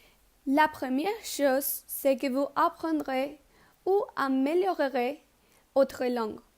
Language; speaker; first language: French; non-native, learner; Spanish